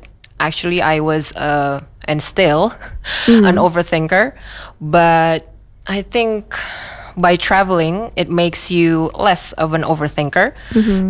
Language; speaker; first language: English; non-native, fluent; Indonesian